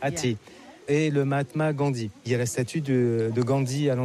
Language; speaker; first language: French; native; French